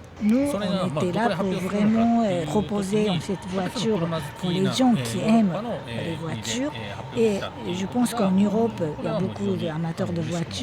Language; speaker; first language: French; non-native, fluent; Japanese